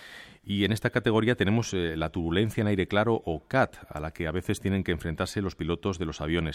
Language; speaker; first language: Spanish; native; Spanish